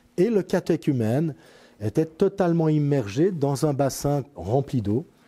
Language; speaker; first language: French; native; French